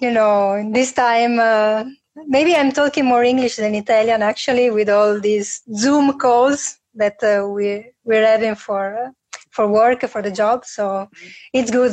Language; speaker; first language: English; non-native, fluent; Italian